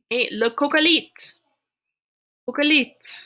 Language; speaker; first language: French; non-native, fluent; English